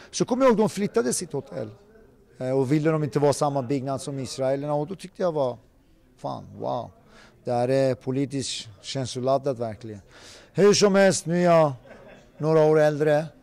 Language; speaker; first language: Swedish; early bilingual, other home language; Persian